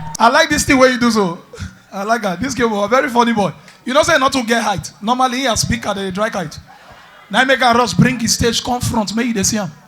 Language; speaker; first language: Nigerian Pidgin; native; Nigerian Pidgin